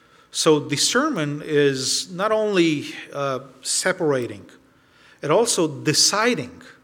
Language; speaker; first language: English; non-native, fluent; Romanian